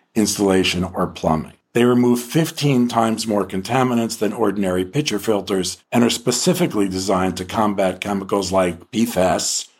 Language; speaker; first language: English; native; English